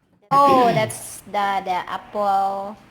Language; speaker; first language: English; non-native, local second language; Cebuano